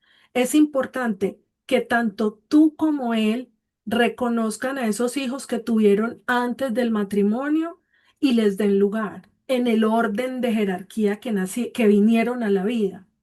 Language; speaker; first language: Spanish; native; Spanish